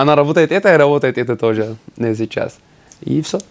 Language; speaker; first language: Russian; non-native, learner; Arabic